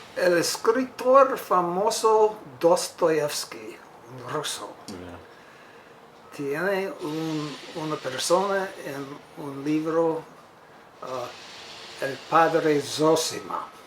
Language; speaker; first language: Spanish; non-native, fluent; English